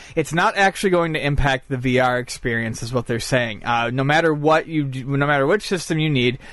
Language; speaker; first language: English; native; English